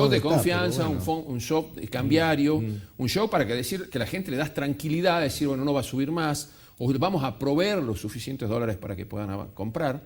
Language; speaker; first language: Spanish; native; Spanish